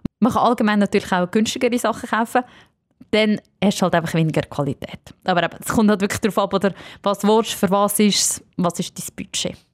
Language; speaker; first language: German; native; German